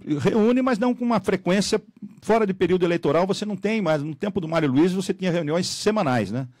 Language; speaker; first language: Portuguese; native; Portuguese